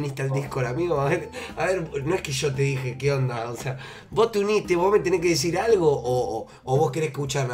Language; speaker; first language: Spanish; native; Spanish